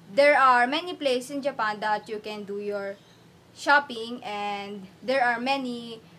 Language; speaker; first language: English; non-native, local second language; Filipino